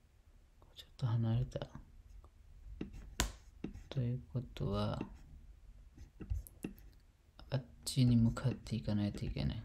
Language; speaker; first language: Japanese; non-native, fluent; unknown